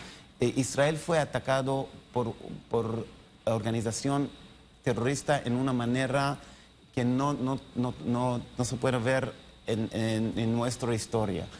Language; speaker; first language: Spanish; non-native, learner; Hebrew